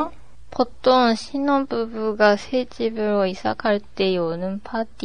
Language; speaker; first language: Korean; non-native, learner; Japanese